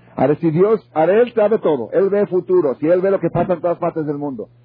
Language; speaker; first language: Spanish; native; Spanish